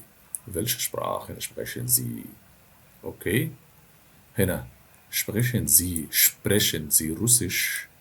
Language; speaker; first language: German; non-native, fluent; Arabic